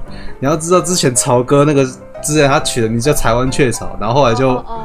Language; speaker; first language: Chinese; native; Chinese